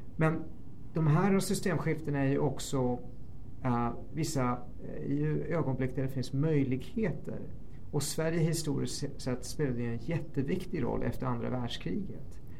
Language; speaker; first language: Swedish; early bilingual, other home language; Persian